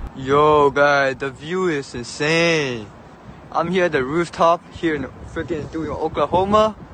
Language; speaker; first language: English; non-native, fluent; Arabic